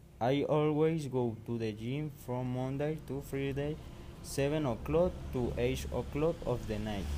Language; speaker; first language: English; non-native, learner; Spanish